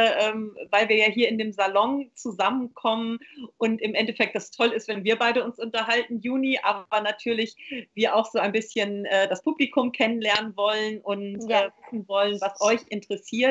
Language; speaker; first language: German; native; German